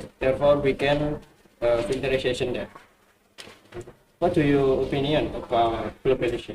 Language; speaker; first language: English; non-native, learner; Indonesian